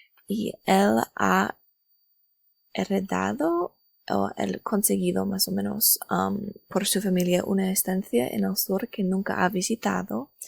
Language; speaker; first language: Spanish; non-native, learner; English